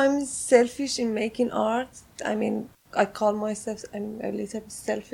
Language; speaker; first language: English; non-native, fluent; Persian